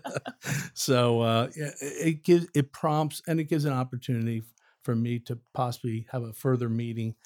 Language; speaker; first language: English; native; English